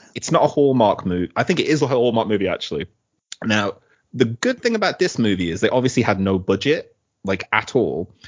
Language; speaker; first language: English; native; English